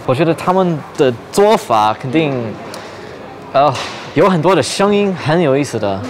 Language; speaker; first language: Chinese; non-native, learner; English